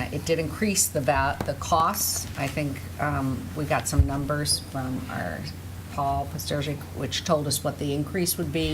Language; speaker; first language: English; native; English